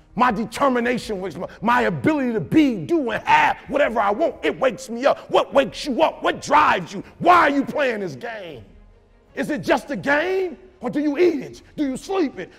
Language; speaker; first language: English; native; English